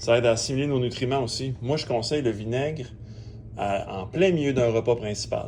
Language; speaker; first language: French; native; French